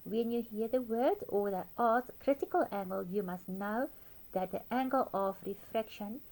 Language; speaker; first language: English; non-native, local second language; Afrikaans